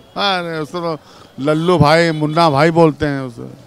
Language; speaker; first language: Hindi; native; Hindi